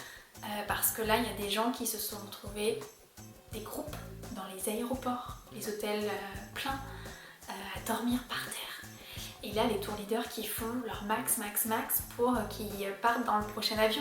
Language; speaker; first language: French; native; French